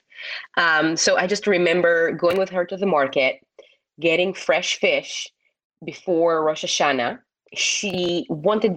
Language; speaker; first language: English; non-native, fluent; Hebrew